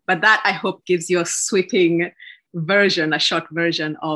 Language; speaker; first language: English; non-native, local second language; Gusii